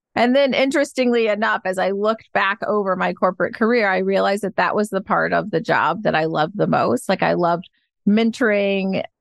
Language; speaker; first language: English; native; English